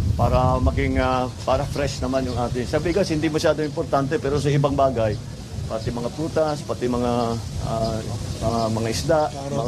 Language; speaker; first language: Filipino; native; Filipino